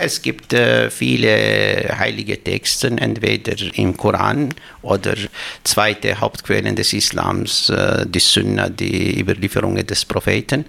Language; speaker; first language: German; non-native, fluent; Albanian